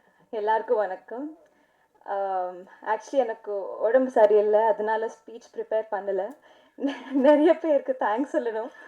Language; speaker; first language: Tamil; non-native, learner; Telugu